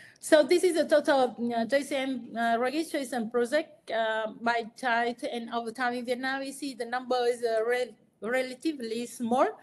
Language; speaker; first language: English; non-native, fluent; Vietnamese